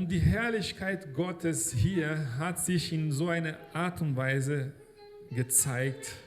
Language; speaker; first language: German; non-native, fluent; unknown